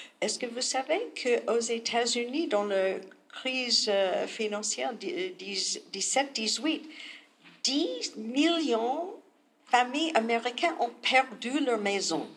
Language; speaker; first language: French; non-native, learner; English